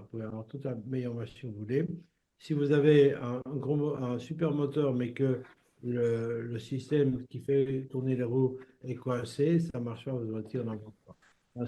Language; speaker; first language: French; native; French